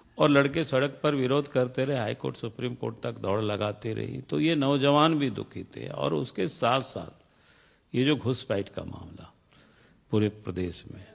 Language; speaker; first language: Hindi; non-native, local second language; Santali